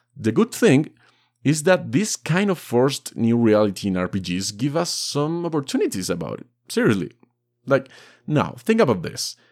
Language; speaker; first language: English; non-native, fluent; Spanish